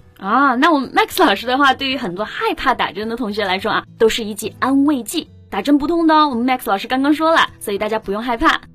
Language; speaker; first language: Chinese; native; Chinese